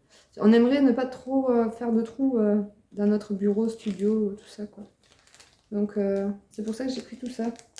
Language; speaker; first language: French; native; French